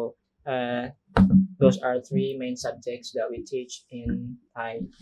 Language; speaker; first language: English; non-native, learner; Indonesian